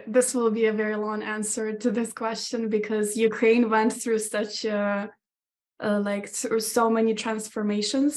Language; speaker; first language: English; non-native, fluent; Ukrainian